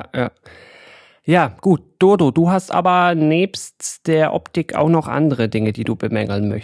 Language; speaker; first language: German; native; German